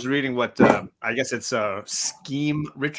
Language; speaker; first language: English; native; English